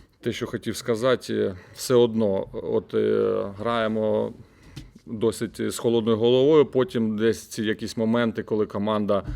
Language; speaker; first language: Ukrainian; native; Ukrainian